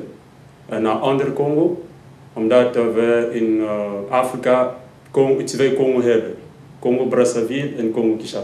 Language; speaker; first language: Dutch; non-native, learner; Lingala